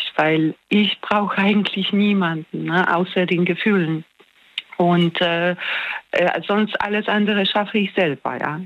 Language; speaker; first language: German; non-native, fluent; Polish